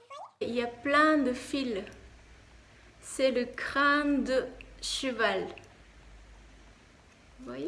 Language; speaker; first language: French; non-native, fluent; Japanese